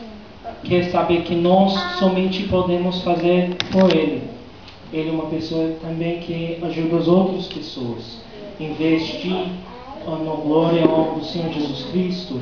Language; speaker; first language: Portuguese; non-native, fluent; English